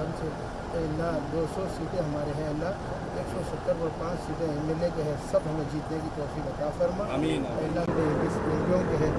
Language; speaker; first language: Urdu; native; Urdu